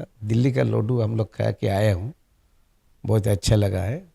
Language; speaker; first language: Hindi; non-native, local second language; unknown